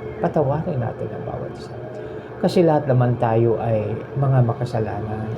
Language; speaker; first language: Filipino; native; Filipino